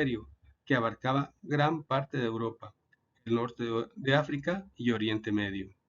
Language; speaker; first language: Spanish; native; Spanish